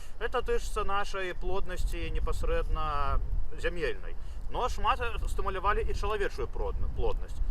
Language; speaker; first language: Belarusian; native; Belarusian